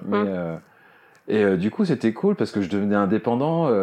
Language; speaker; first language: French; native; French